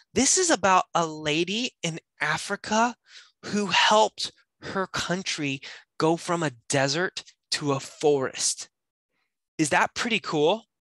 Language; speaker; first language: English; native; English